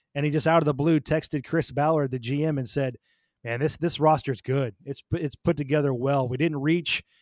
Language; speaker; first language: English; native; English